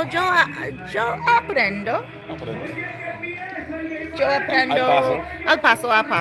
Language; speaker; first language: Spanish; non-native, learner; English